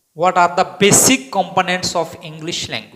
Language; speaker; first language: English; non-native, local second language; Hindi